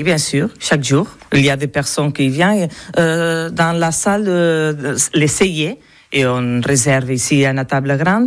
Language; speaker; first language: French; non-native, learner; Catalan